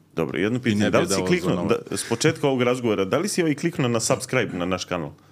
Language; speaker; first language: Serbian; native; Serbian